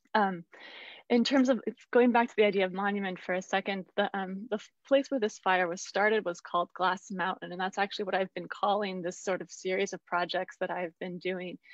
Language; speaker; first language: English; native; English